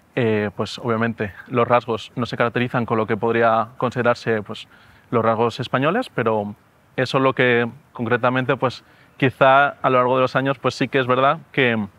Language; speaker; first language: Spanish; native; Spanish